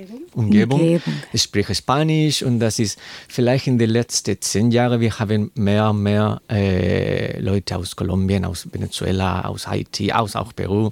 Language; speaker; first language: German; non-native, learner; Spanish